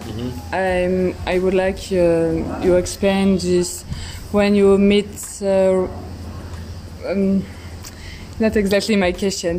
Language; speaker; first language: English; non-native, learner; French